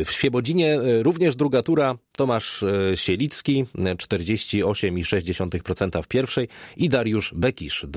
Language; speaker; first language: Polish; native; Polish